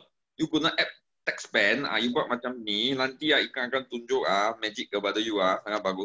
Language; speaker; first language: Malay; non-native, local second language; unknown